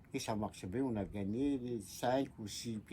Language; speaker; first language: French; non-native, local second language; Malagasy